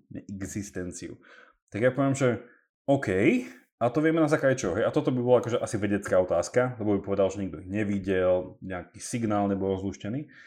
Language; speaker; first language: Slovak; early bilingual, heritage; English